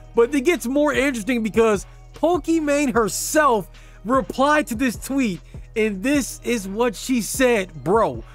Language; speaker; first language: English; native; English